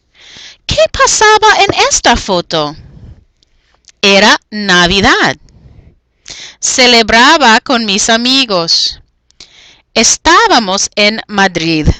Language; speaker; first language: Spanish; non-native, fluent; English